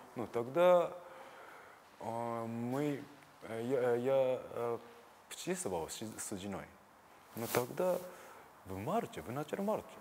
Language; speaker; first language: Russian; non-native, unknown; Japanese